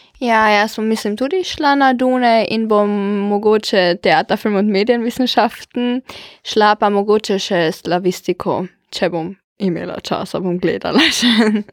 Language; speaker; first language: Slovenian; non-native, local second language; German